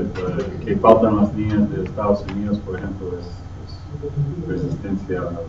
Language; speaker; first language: Spanish; non-native, fluent; English